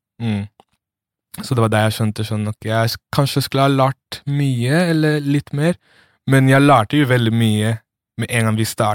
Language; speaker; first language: Norwegian; early bilingual, other home language; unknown